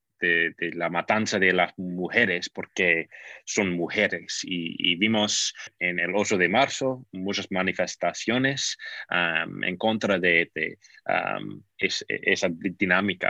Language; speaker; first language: Spanish; non-native, fluent; English